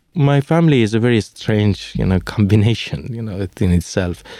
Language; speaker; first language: English; non-native, fluent; Persian